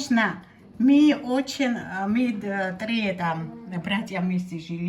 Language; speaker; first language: Russian; non-native, local second language; Georgian